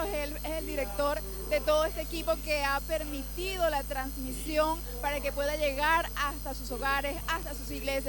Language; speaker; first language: Spanish; native; Spanish